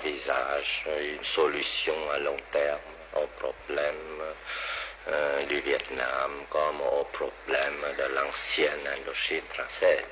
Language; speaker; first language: French; non-native, local second language; Vietnamese